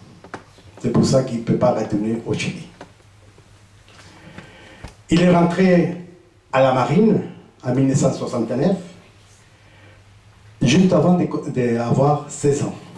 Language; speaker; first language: French; non-native, fluent; Spanish